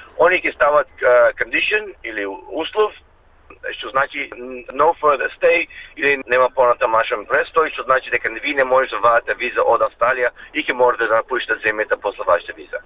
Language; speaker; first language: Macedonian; early bilingual, heritage; Macedonian